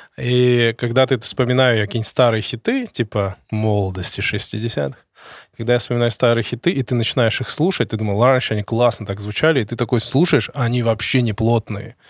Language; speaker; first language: Russian; native; Russian